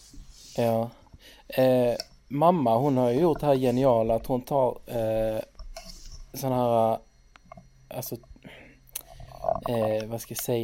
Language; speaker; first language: Swedish; native; Swedish